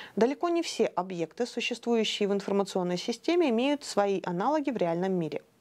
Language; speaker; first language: Russian; native; Russian